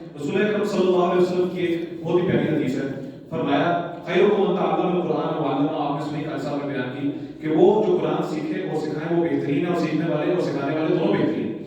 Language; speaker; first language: Urdu; non-native, local second language; Punjabi